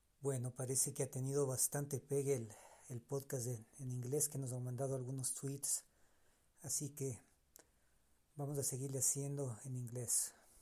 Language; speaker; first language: Spanish; native; Spanish